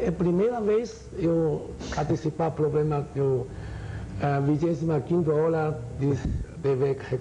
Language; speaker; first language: Portuguese; non-native, learner; Chinese